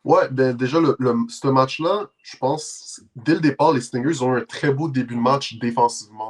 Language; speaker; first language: French; native; French